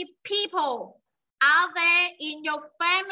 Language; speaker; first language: English; non-native, fluent; Vietnamese